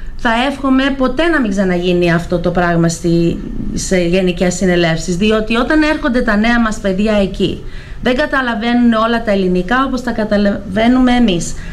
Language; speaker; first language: Greek; early bilingual, heritage; Greek